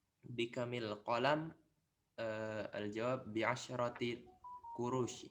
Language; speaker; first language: Arabic; non-native, learner; Indonesian